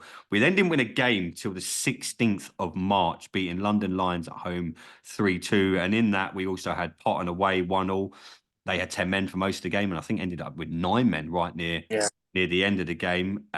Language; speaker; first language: English; native; English